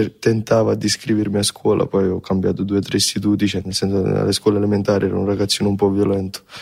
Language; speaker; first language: Italian; early bilingual, other home language; Ukrainian